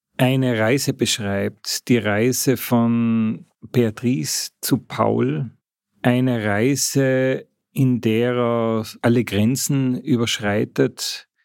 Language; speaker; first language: German; native; German